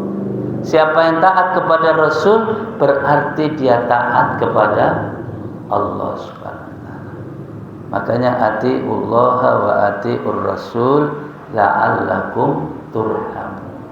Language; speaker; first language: Indonesian; native; Indonesian